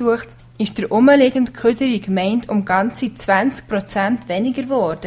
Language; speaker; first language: German; native; German